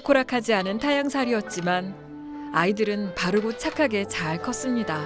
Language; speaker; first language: Korean; native; Korean